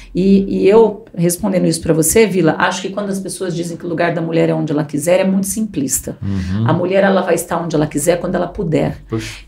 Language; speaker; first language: Portuguese; native; Portuguese